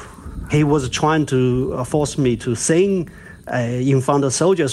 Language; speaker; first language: English; non-native, fluent; Chinese